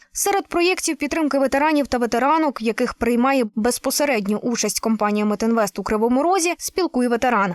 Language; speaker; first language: Ukrainian; native; Ukrainian